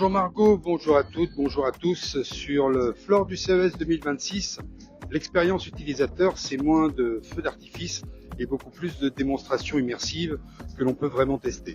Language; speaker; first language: French; native; French